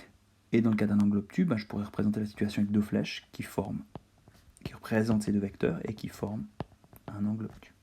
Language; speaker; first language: French; native; French